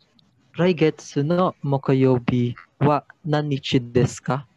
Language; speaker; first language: Japanese; non-native, learner; Filipino